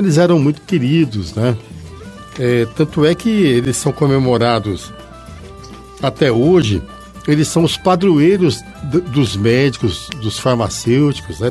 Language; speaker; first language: Portuguese; native; Portuguese